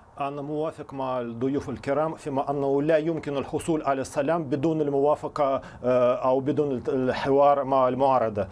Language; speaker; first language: Arabic; non-native, fluent; Russian